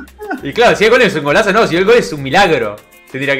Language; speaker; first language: Spanish; native; Spanish